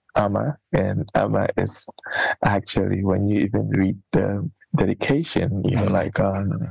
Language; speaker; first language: English; non-native, local second language; Akan